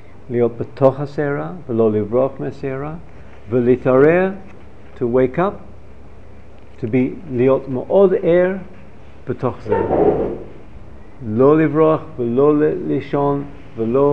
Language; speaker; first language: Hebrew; non-native, fluent; English